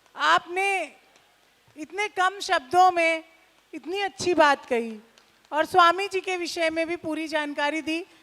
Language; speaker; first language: Hindi; native; Hindi